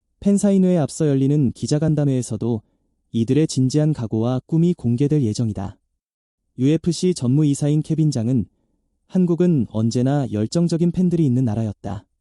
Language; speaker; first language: Korean; native; Korean